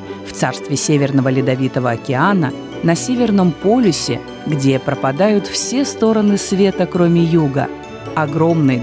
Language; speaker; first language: Russian; native; Russian